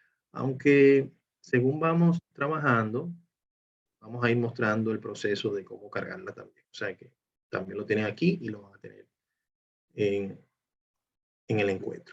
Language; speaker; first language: Spanish; native; Spanish